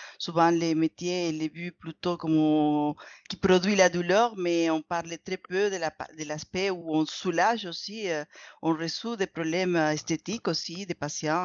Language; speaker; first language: French; non-native, fluent; Spanish